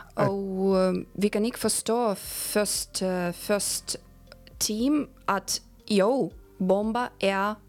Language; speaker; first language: Danish; non-native, fluent; Ukrainian